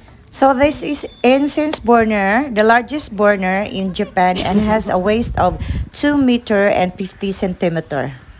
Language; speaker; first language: English; non-native, local second language; Filipino